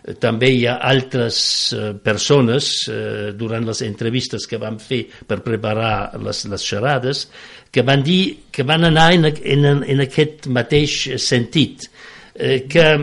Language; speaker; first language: Catalan; non-native, fluent; French